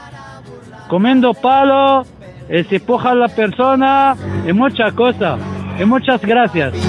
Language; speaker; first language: Spanish; early bilingual, other home language; Arabic